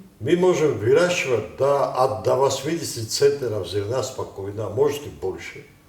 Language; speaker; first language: Russian; non-native, local second language; Ossetic